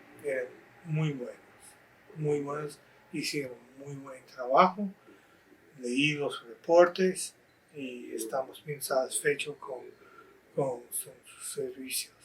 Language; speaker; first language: Spanish; non-native, fluent; English